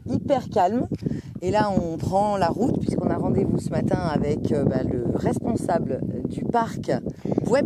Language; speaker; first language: French; native; French